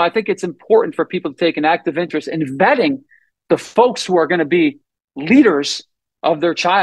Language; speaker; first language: English; native; English